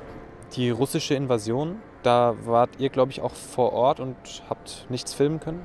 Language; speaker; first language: German; native; German